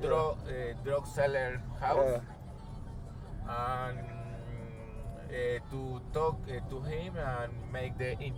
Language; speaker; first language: English; non-native, learner; Spanish